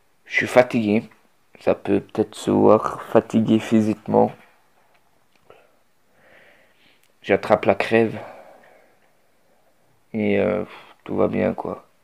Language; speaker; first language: French; native; French